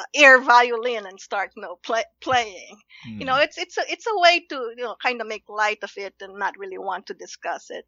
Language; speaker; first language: English; non-native, local second language; Filipino